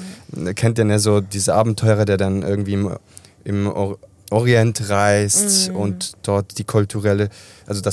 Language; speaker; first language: German; early bilingual, other home language; Italian